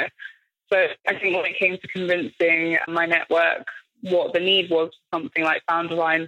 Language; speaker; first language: English; native; English